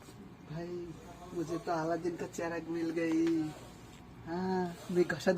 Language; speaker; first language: Hindi; non-native, learner; Bangla